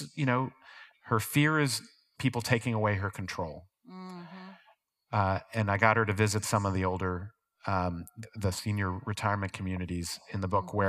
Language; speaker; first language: English; native; English